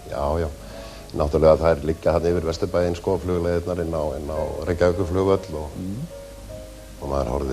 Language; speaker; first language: Icelandic; native; Icelandic